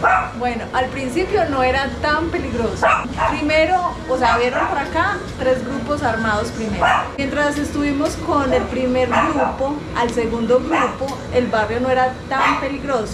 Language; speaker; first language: Spanish; native; Spanish